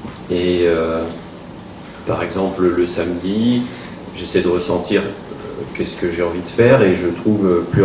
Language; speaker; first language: French; native; French